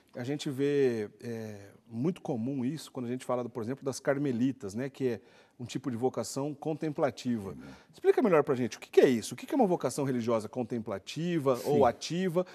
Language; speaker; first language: Portuguese; native; Portuguese